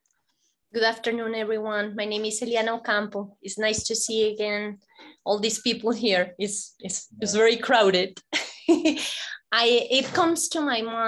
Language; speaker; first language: English; non-native, fluent; Spanish